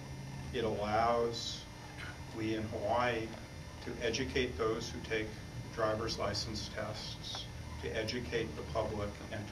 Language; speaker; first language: English; native; English